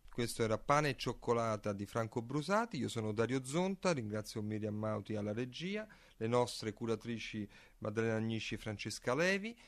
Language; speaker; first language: Italian; native; Italian